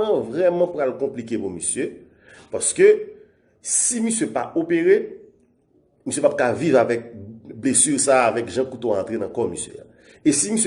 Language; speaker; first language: French; non-native, learner; Haitian Creole